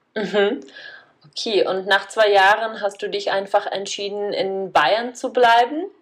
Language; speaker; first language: German; non-native, fluent; Czech